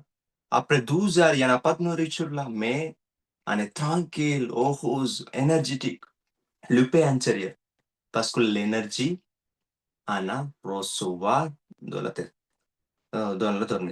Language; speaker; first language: French; non-native, learner; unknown